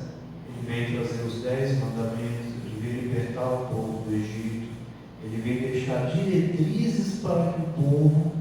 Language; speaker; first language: Portuguese; native; Portuguese